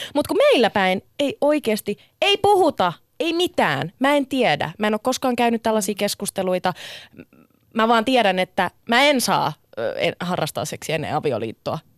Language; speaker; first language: Finnish; early bilingual, other home language; Sinhala